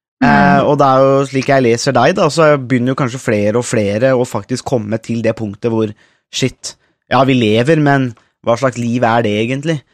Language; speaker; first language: Norwegian; native; Norwegian